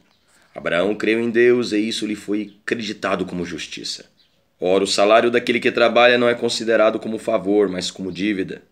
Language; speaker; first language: Portuguese; native; Portuguese